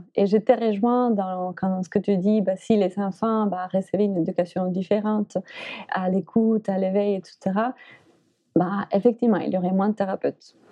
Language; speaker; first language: French; non-native, fluent; Spanish